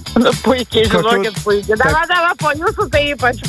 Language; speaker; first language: Lithuanian; native; Lithuanian